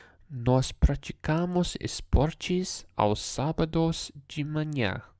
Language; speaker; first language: Portuguese; non-native, learner; English